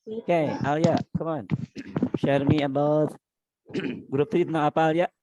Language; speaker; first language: English; non-native, learner; Indonesian